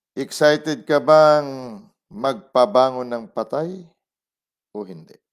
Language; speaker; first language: Filipino; non-native, local second language; Cebuano